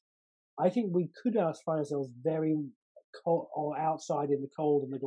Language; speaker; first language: English; native; English